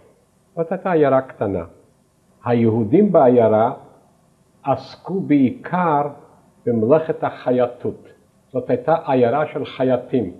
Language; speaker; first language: Hebrew; non-native, fluent; Yiddish